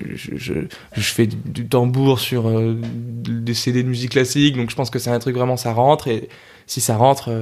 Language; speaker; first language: French; native; French